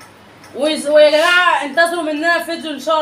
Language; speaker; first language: Arabic; native; Arabic